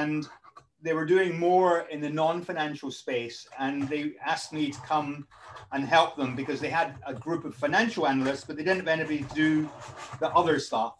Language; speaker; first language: English; native; English